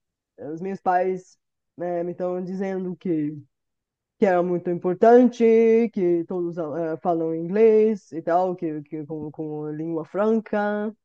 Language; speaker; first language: Portuguese; non-native, fluent; Bulgarian